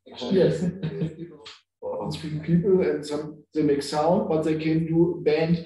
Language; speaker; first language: English; non-native, learner; German